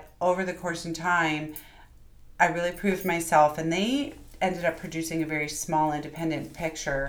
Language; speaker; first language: English; native; English